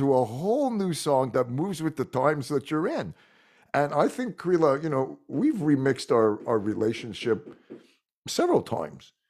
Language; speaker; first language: English; non-native, fluent; French